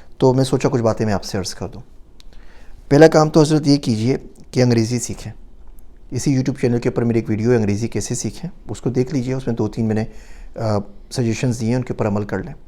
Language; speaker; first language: Urdu; native; Urdu